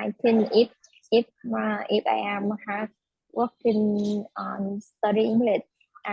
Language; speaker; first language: English; non-native, learner; Vietnamese